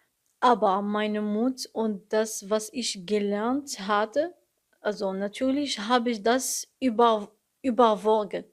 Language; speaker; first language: German; non-native, learner; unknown